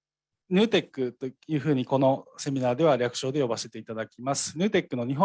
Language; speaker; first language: Japanese; native; Japanese